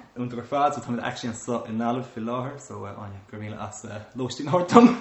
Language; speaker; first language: Irish; non-native, local second language; English